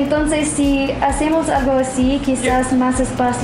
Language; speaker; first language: Spanish; non-native, learner; English